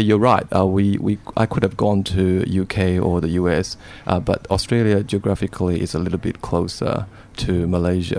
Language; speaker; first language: English; non-native, local second language; Cantonese